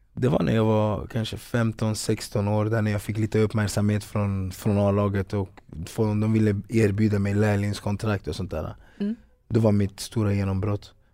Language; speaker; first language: Swedish; early bilingual, other home language; Ganda